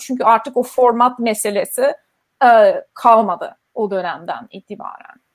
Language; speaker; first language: Turkish; non-native, fluent; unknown